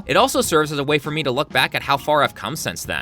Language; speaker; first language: English; native; English